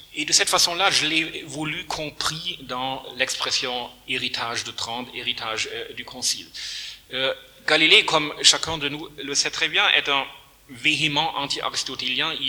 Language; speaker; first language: French; non-native, fluent; German